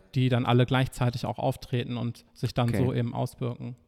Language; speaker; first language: German; native; German